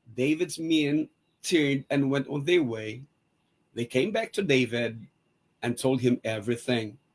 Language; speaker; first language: English; non-native, local second language; Filipino